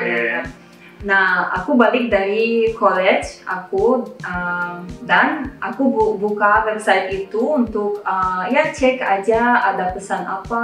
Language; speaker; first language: Indonesian; non-native, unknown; Russian